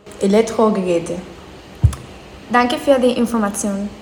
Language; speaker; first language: German; non-native, learner; Spanish